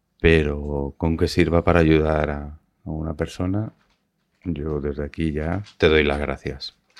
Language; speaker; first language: Spanish; native; Spanish